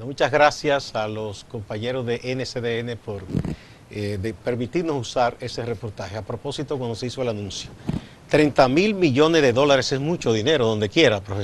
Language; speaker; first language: Spanish; native; Spanish